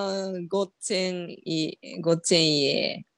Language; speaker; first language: Korean; non-native, learner; Japanese